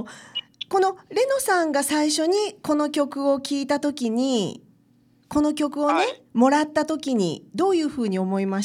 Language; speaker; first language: Japanese; native; Japanese